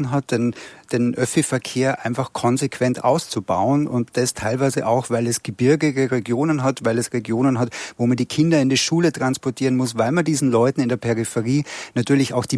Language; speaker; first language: German; native; German